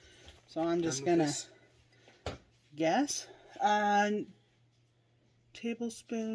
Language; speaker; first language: English; native; English